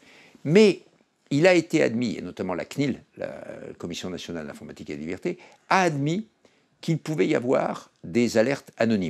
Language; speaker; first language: French; native; French